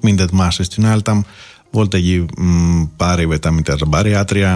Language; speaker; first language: Hungarian; non-native, fluent; Greek